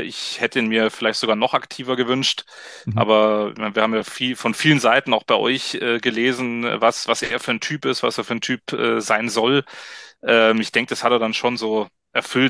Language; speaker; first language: German; native; German